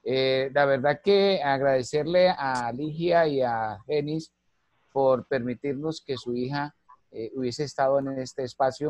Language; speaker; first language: Spanish; native; Spanish